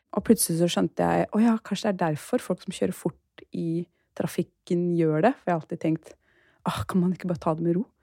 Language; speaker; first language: Norwegian; early bilingual, other home language; Turkish